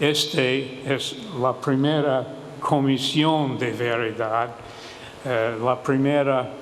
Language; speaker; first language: Spanish; non-native, fluent; English